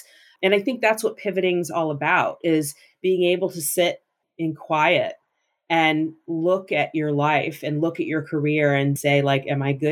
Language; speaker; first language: English; native; English